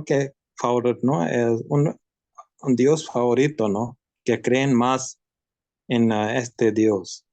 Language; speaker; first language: Spanish; non-native, learner; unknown